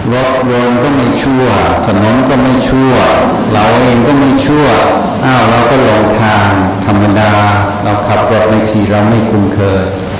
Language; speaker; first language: Thai; non-native, fluent; English